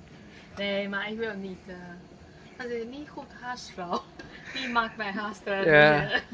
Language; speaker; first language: Dutch; non-native, learner; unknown